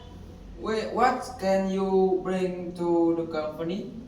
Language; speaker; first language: English; non-native, learner; Indonesian